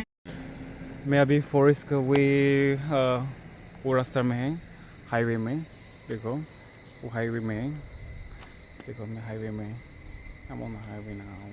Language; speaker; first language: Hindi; non-native, local second language; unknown